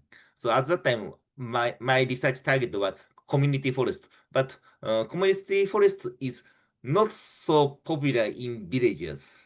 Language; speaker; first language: English; non-native, fluent; Japanese